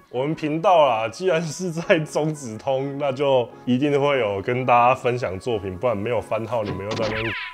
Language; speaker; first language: Chinese; native; Chinese